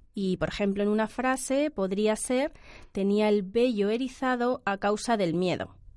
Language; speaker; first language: Spanish; native; Spanish